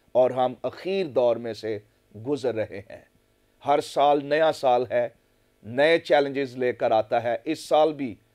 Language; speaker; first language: Urdu; non-native, local second language; Punjabi